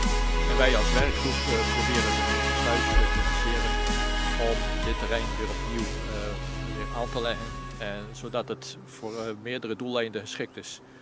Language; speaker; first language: Dutch; native; Dutch